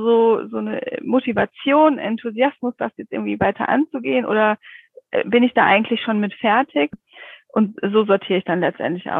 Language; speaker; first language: German; native; German